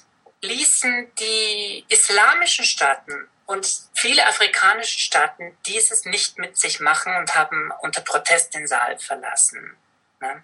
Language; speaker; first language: German; native; German